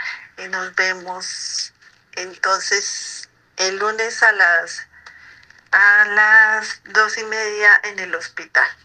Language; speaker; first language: Spanish; native; Spanish